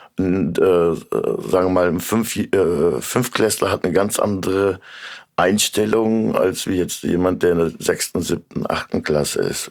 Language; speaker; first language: German; early bilingual, other home language; Turkish